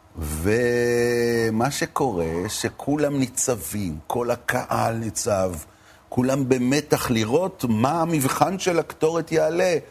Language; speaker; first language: Hebrew; native; Hebrew